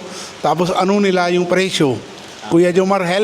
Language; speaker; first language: Filipino; non-native, learner; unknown